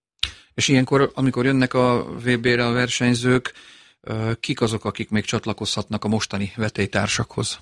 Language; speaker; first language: Hungarian; native; Hungarian